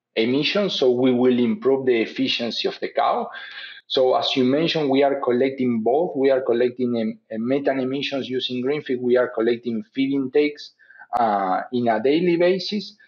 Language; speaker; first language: English; non-native, fluent; Spanish